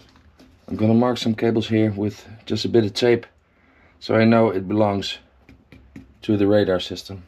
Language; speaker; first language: English; non-native, fluent; Dutch